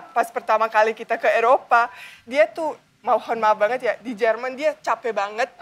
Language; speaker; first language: Indonesian; non-native, fluent; Bosnian